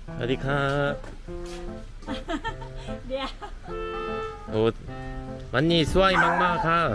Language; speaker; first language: Thai; non-native, learner; Korean